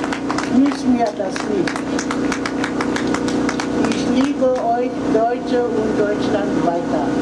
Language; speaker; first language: German; non-native, learner; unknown